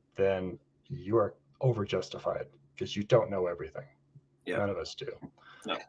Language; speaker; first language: English; native; English